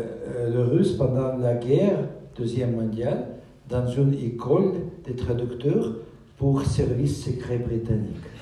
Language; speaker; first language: French; non-native, fluent; Russian